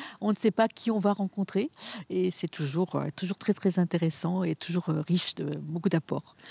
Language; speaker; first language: French; native; French